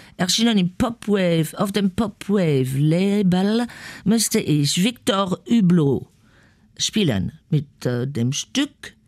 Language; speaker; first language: German; non-native, fluent; French